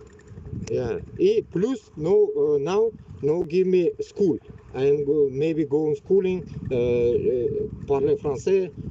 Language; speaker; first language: English; non-native, learner; Bashkir